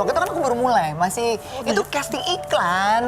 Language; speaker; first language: Indonesian; native; Indonesian